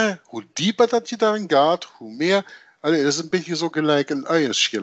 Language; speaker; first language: Dutch; native; Dutch